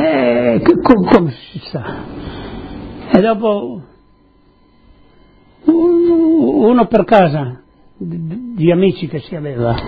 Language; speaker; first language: Italian; early bilingual, heritage; Italian